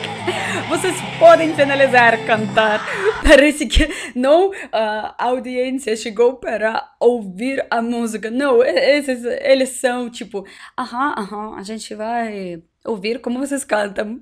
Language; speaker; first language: Portuguese; non-native, learner; Russian